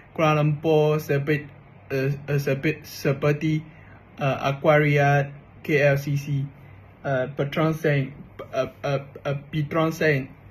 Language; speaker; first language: Malay; non-native, learner; Chinese